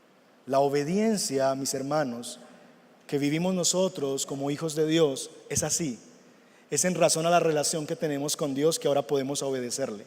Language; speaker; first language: Spanish; native; Spanish